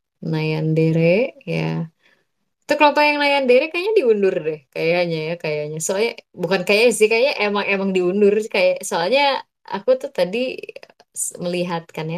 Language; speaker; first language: Indonesian; native; Indonesian